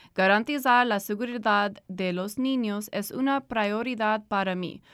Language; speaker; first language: Spanish; non-native, learner; English